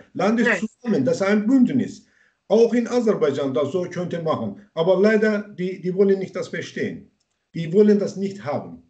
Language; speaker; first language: German; non-native, learner; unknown